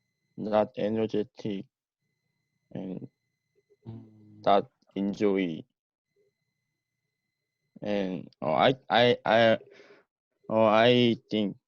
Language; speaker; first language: English; non-native, learner; Korean